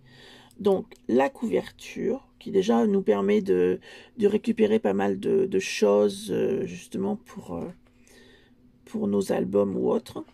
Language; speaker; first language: French; native; French